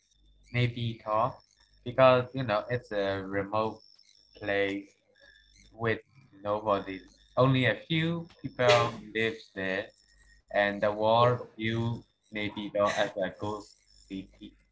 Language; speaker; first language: English; non-native, learner; Burmese